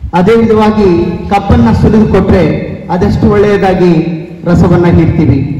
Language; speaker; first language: Kannada; non-native, local second language; Urdu